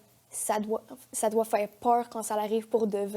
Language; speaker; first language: French; native; French